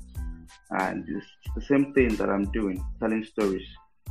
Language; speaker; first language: English; non-native, local second language; Igbo